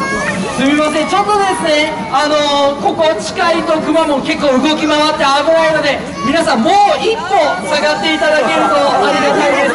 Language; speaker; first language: Japanese; native; Japanese